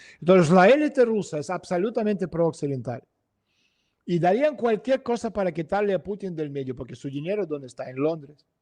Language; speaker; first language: Spanish; non-native, fluent; Russian